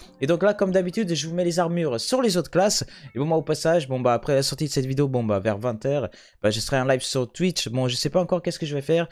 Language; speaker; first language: French; native; French